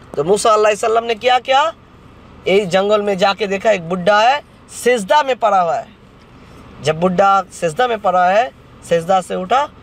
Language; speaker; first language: Hindi; non-native, local second language; Bangla